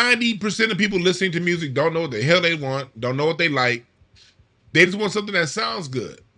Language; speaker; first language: English; native; English